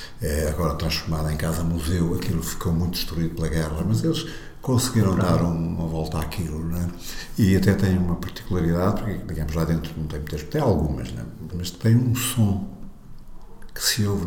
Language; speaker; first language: Portuguese; native; Portuguese